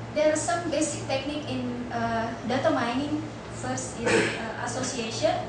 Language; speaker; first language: English; non-native, fluent; Indonesian